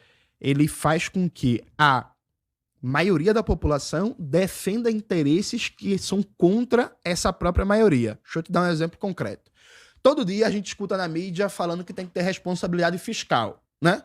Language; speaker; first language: Portuguese; native; Portuguese